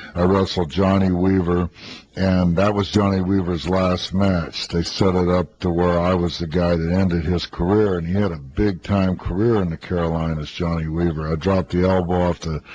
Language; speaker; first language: English; native; English